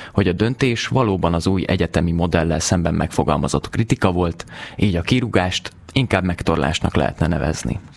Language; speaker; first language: Hungarian; native; Hungarian